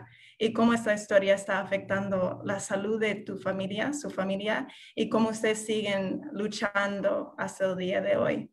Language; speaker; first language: Spanish; non-native, fluent; English